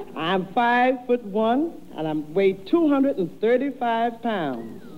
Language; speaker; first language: English; native; English